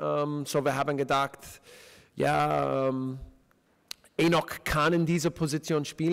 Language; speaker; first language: German; non-native, fluent; English